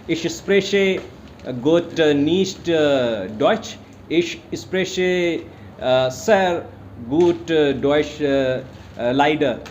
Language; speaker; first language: German; non-native, learner; Hindi